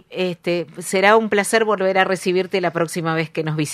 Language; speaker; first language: Spanish; native; Spanish